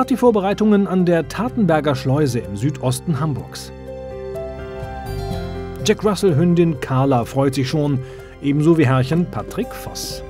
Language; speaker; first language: German; native; German